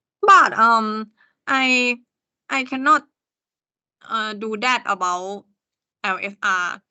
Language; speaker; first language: English; non-native, learner; Thai